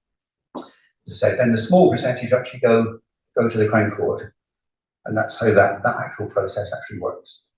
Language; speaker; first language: English; native; English